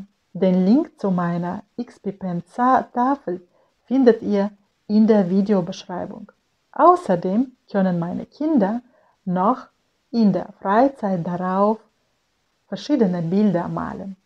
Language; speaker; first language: German; non-native, fluent; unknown